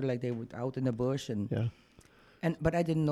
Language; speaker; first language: English; non-native, fluent; French